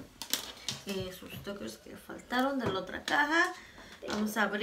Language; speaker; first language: Spanish; early bilingual, heritage; Spanish